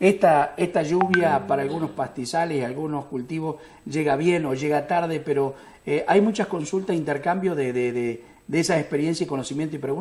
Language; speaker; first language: Spanish; native; Spanish